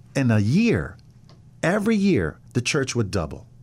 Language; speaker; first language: English; native; English